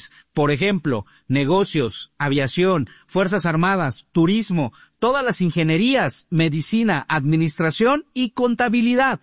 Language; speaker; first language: Spanish; native; Spanish